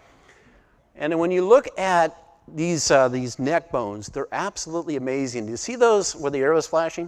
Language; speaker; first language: English; native; English